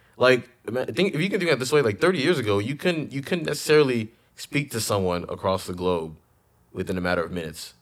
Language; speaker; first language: English; native; English